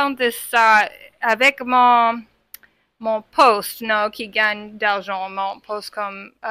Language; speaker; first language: French; non-native, fluent; English